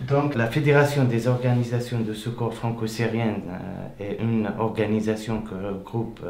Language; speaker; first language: French; non-native, fluent; Arabic